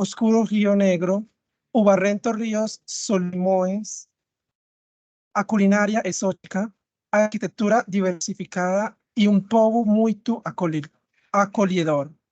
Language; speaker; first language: Portuguese; non-native, learner; Spanish